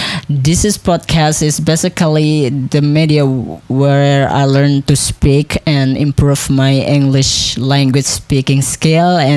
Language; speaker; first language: English; non-native, local second language; Indonesian